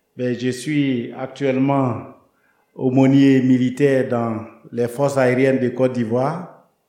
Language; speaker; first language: French; non-native, local second language; Baoulé